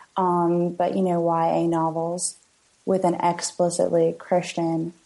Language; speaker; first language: English; native; English